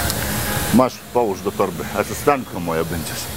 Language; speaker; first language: Polish; non-native, fluent; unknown